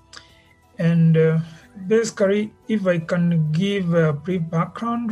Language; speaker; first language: English; non-native, local second language; Gusii